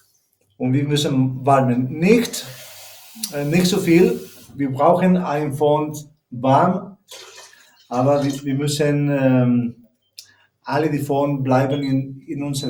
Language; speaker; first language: German; non-native, learner; Spanish